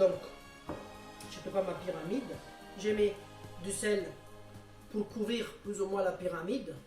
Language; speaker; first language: French; non-native, fluent; Italian